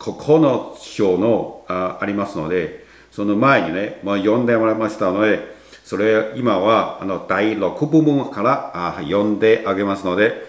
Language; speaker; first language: Japanese; non-native, learner; Chinese